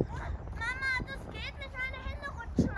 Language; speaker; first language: German; early bilingual, other home language; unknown